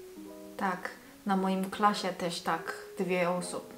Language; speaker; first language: Polish; non-native, learner; Korean